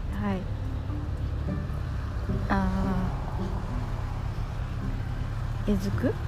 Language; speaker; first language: English; non-native, learner; Japanese